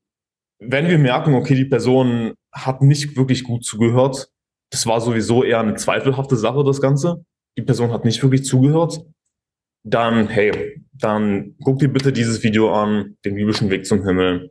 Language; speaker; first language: German; native; German